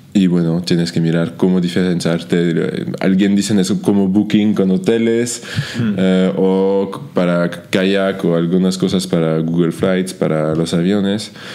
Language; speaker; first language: Spanish; non-native, fluent; French